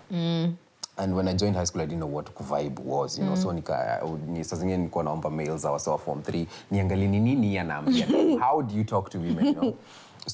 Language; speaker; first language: English; non-native, local second language; Swahili